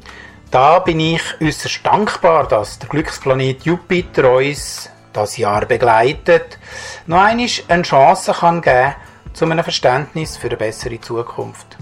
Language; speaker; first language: German; native; German